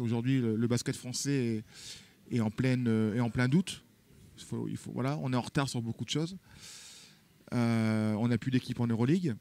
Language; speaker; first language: French; native; French